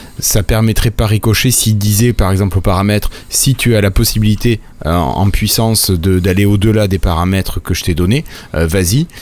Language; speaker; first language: French; native; French